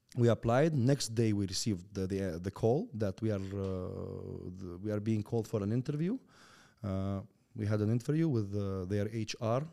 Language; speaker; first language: English; non-native, fluent; Russian